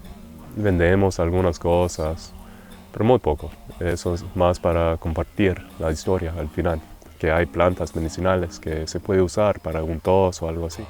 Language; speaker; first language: Spanish; non-native, fluent; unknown